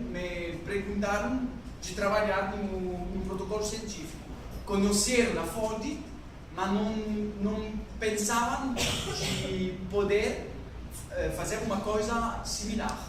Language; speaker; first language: Portuguese; non-native, learner; French